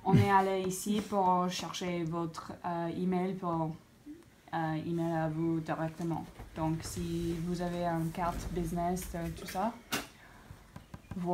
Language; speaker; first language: French; non-native, learner; English